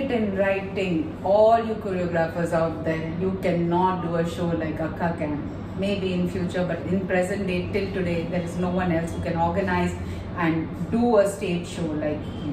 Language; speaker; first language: Tamil; non-native, local second language; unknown